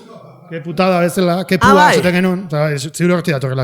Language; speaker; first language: Basque; native; Basque